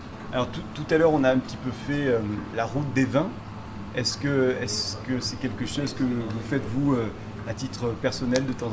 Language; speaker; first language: French; native; French